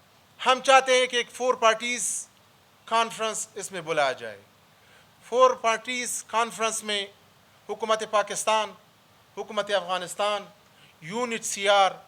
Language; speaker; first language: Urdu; early bilingual, other home language; Pashto